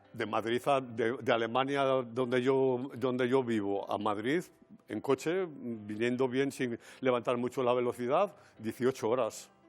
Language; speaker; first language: Spanish; native; Spanish